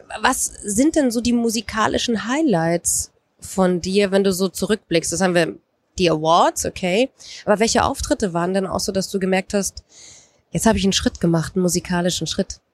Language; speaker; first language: German; native; German